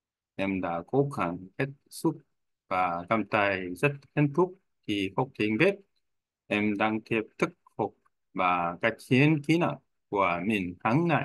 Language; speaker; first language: Vietnamese; non-native, learner; Korean